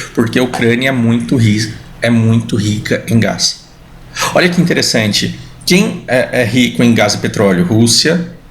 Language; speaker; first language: Portuguese; native; Portuguese